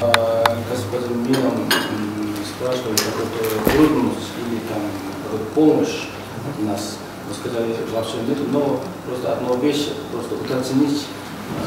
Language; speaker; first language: Russian; non-native, learner; Korean